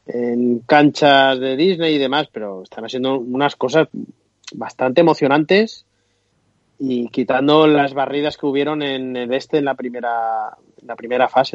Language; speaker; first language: Spanish; native; Spanish